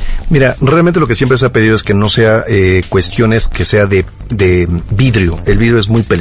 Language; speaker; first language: Spanish; native; Spanish